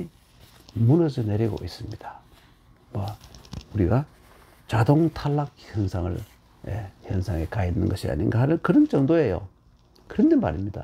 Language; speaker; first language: Korean; native; Korean